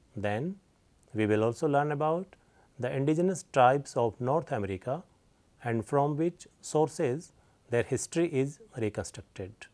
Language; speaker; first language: English; non-native, local second language; Hindi